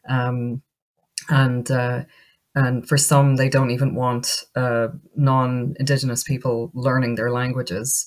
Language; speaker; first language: English; native; English